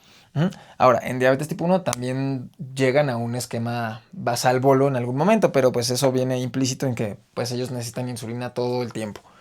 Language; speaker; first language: Spanish; native; Spanish